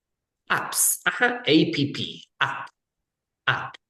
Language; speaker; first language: English; non-native, fluent; Spanish